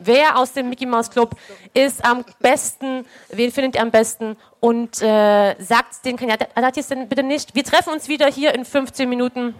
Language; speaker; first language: German; native; German